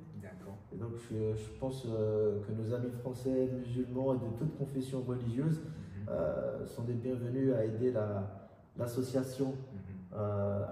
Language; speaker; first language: French; non-native, learner; Chinese